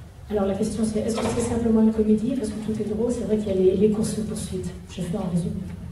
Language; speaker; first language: French; native; French